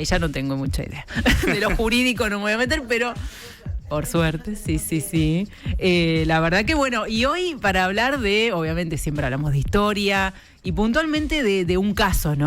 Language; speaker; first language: Spanish; native; Spanish